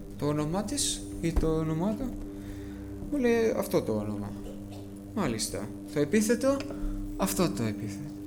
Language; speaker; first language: Greek; early bilingual, heritage; Greek